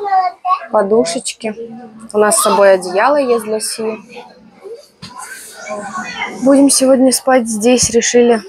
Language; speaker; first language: Russian; native; Russian